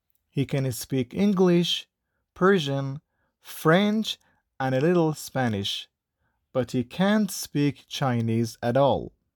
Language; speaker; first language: English; non-native, fluent; Persian